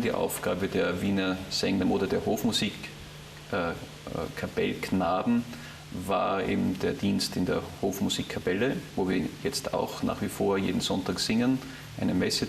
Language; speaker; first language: German; native; German